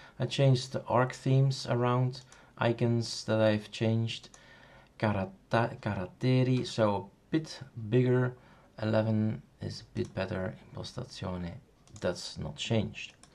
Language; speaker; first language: English; non-native, fluent; Dutch